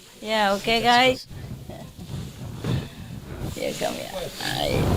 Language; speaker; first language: English; non-native, fluent; Vietnamese